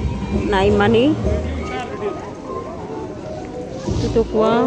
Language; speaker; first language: Italian; non-native, learner; Filipino